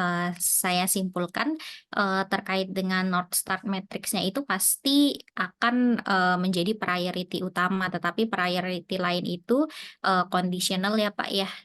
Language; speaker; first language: Indonesian; native; Indonesian